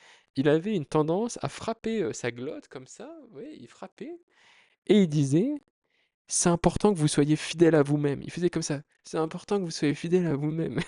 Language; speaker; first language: French; native; French